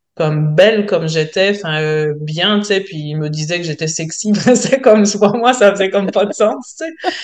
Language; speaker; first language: French; native; French